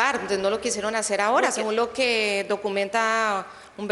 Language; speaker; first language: Spanish; native; Spanish